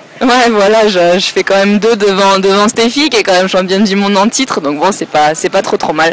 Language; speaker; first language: French; native; French